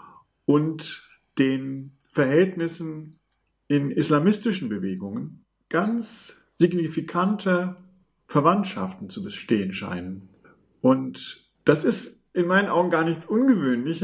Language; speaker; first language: German; native; German